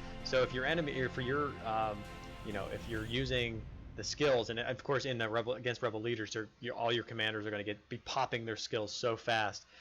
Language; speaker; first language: English; native; English